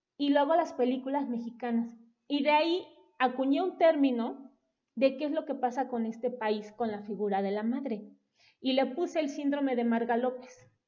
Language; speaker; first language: Spanish; native; Spanish